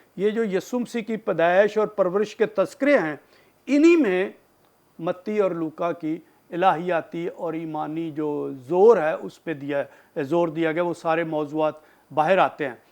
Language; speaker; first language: Urdu; non-native, local second language; Punjabi